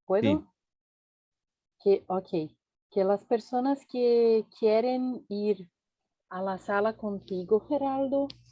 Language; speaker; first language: Spanish; non-native, fluent; Portuguese